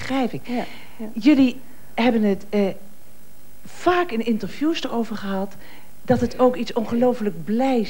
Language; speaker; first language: Dutch; native; Dutch